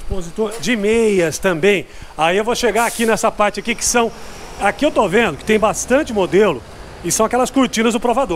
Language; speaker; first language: Portuguese; native; Portuguese